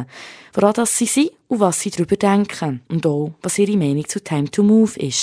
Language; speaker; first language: German; native; German